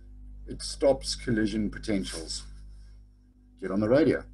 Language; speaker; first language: English; native; English